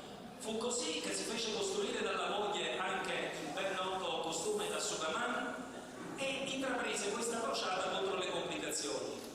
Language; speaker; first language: Italian; native; Italian